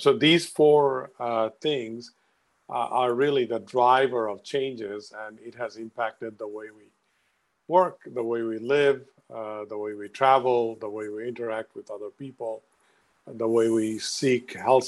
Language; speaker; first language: English; non-native, local second language; Bangla